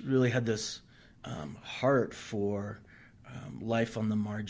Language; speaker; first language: English; native; English